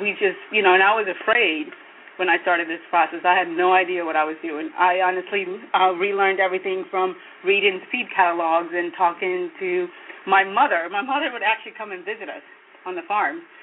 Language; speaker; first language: English; non-native, local second language; Kikuyu